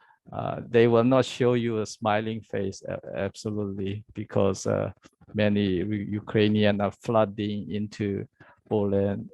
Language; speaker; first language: English; non-native, learner; Burmese